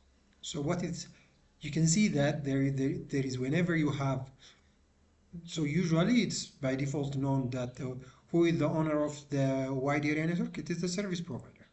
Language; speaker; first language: English; non-native, local second language; Amharic